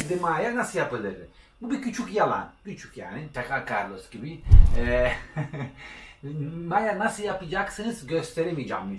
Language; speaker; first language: Turkish; non-native, learner; Italian